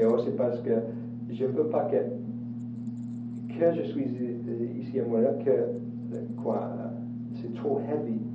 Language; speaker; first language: French; non-native, learner; English